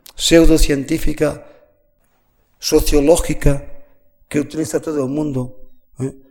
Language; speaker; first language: Spanish; native; Spanish